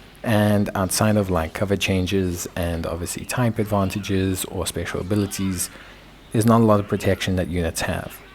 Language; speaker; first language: English; native; English